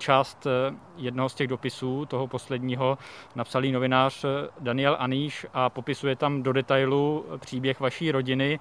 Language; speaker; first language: Czech; native; Czech